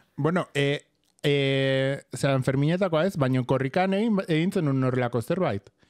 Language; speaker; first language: Basque; non-native, local second language; Spanish